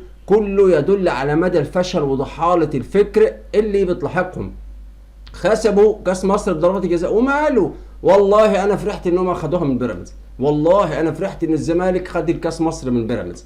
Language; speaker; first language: Arabic; native; Arabic